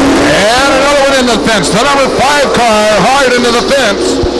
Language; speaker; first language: English; native; English